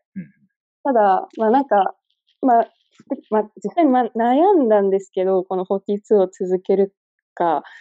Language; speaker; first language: Japanese; early bilingual, other home language; Chinese